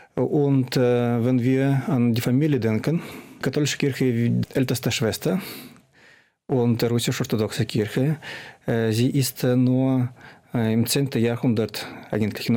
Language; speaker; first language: German; non-native, fluent; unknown